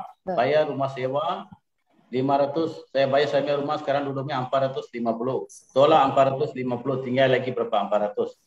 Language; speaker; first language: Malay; non-native, local second language; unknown